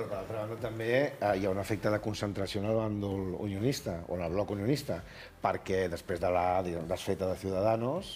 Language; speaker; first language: Catalan; native; Catalan